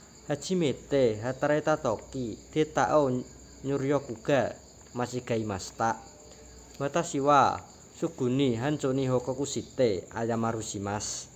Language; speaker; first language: Japanese; non-native, learner; Indonesian